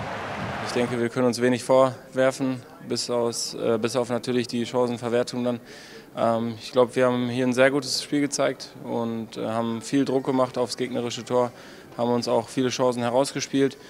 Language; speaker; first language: German; native; German